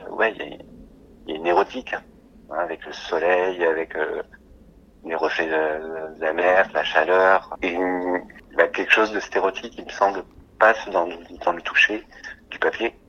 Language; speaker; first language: French; native; French